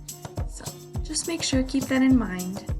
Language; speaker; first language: English; native; English